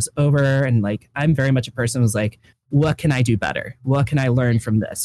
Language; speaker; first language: English; native; English